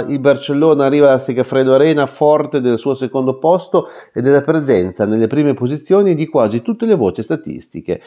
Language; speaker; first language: Italian; native; Italian